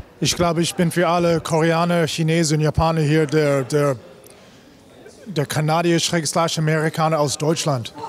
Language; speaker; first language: German; non-native, learner; English